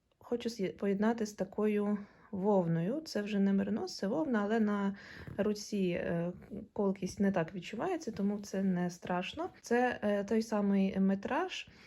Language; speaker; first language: Ukrainian; non-native, local second language; Russian